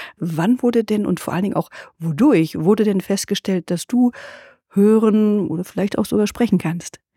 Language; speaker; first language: German; native; German